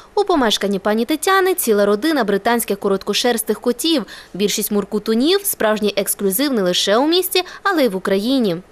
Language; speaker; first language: Ukrainian; native; Ukrainian